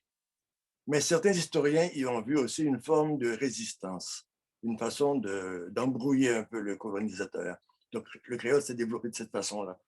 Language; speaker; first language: French; non-native, local second language; Haitian Creole